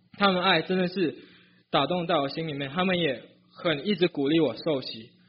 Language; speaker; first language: Chinese; native; Chinese